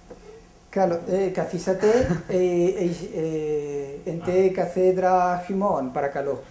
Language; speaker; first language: Greek; non-native, fluent; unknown